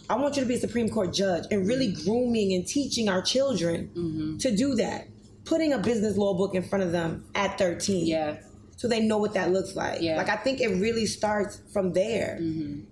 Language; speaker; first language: English; native; English